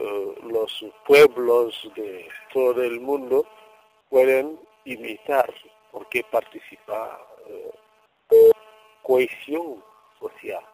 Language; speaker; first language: Spanish; non-native, fluent; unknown